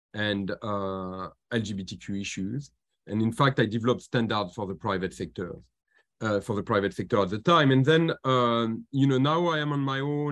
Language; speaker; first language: English; non-native, fluent; French